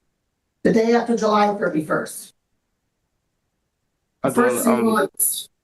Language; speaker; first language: English; native; English